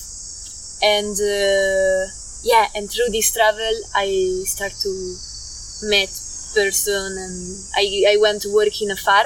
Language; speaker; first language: English; non-native, fluent; Italian